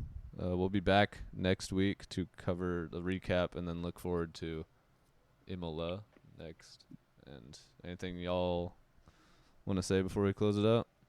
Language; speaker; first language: English; native; English